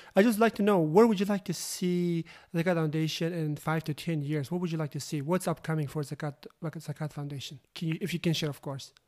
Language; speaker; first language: English; non-native, fluent; Uzbek